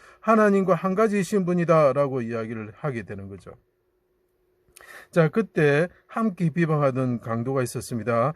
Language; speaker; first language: Korean; native; Korean